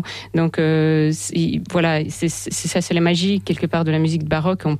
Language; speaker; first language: French; non-native, fluent; Russian